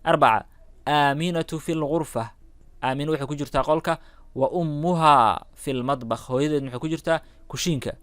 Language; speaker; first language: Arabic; non-native, local second language; Somali